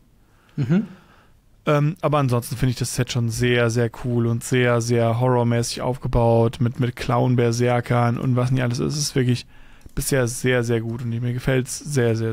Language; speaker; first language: German; native; German